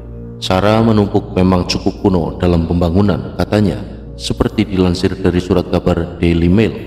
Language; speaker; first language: Indonesian; native; Indonesian